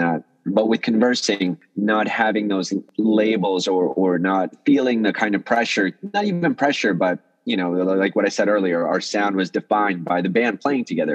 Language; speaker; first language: English; early bilingual, other home language; Russian